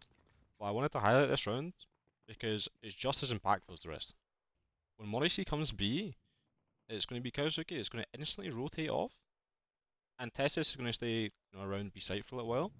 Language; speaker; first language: English; native; English